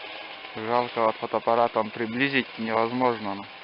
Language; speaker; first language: Russian; native; Russian